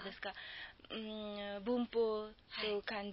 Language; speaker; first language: Japanese; non-native, learner; Bangla